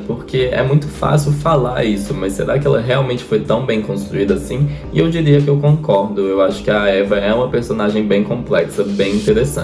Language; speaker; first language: Portuguese; native; Portuguese